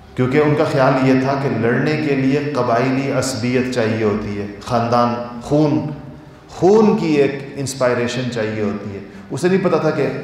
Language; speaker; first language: Urdu; native; Urdu